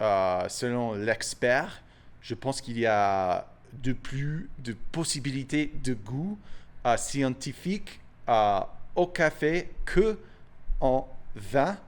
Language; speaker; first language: French; non-native, fluent; English